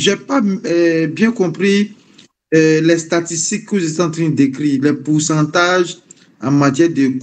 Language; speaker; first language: French; non-native, fluent; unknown